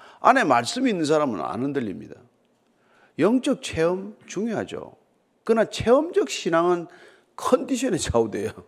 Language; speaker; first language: Korean; native; Korean